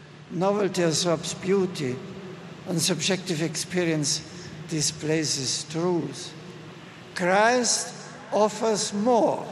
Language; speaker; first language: English; non-native, fluent; German